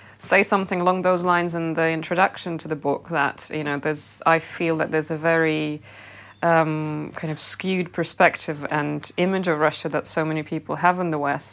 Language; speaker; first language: English; non-native, fluent; Russian